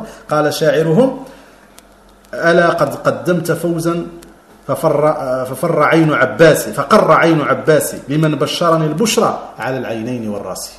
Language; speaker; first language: Arabic; native; Arabic